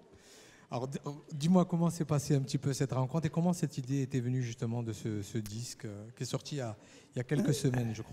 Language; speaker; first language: French; native; French